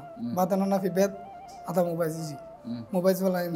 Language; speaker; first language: Arabic; non-native, learner; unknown